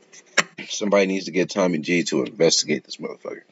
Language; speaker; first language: English; native; English